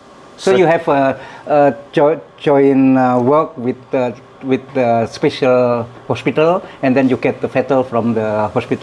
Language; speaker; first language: English; non-native, learner; Indonesian